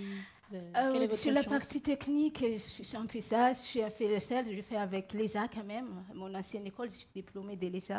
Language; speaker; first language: French; non-native, local second language; Malagasy